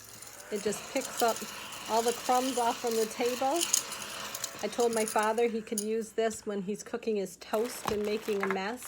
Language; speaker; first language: English; native; English